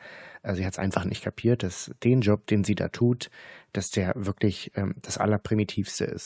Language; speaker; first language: German; native; German